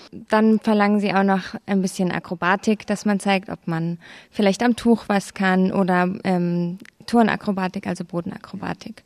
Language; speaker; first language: German; native; German